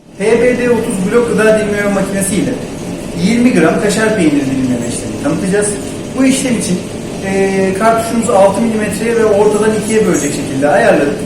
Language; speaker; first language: Turkish; native; Turkish